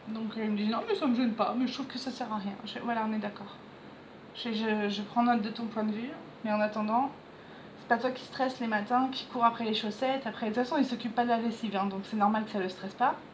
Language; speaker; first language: French; native; French